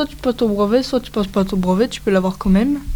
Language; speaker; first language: French; native; French